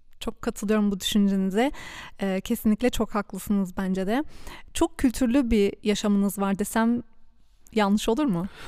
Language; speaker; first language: Turkish; early bilingual, heritage; Turkish